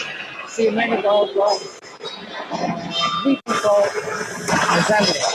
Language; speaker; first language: English; non-native, learner; Chinese